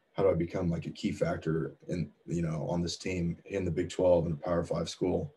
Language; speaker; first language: English; native; English